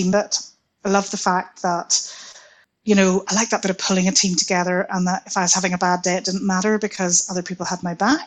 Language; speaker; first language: English; native; English